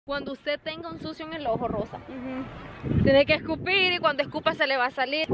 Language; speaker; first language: Spanish; native; Spanish